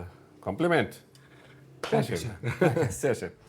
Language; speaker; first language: German; native; German